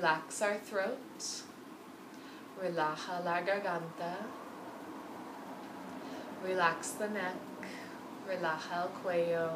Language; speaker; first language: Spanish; non-native, fluent; English